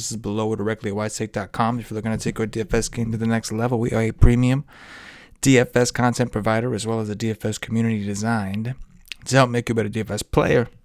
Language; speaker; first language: English; native; English